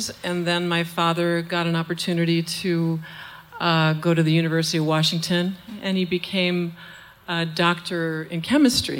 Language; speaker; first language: English; native; English